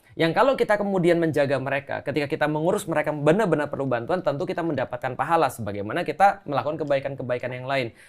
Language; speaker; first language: Indonesian; native; Indonesian